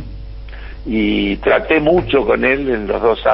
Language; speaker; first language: Spanish; native; Spanish